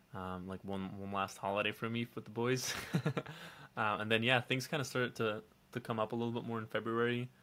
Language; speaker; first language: English; non-native, fluent; Dutch